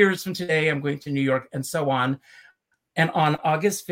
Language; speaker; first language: English; native; English